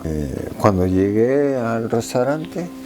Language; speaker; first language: Spanish; early bilingual, heritage; Spanish